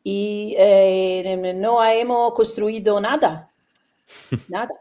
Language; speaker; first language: Spanish; non-native, learner; Italian